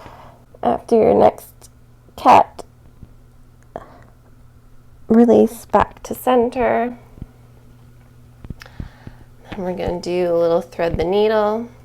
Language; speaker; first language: English; native; English